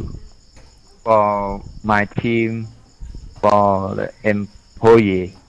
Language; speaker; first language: English; non-native, learner; Thai